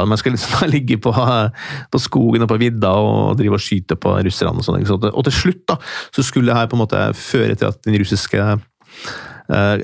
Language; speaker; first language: Norwegian; native; Norwegian